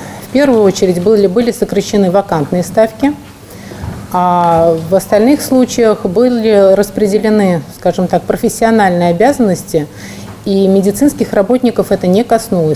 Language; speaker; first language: Russian; native; Russian